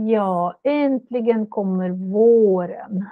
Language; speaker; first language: Swedish; non-native, fluent; Russian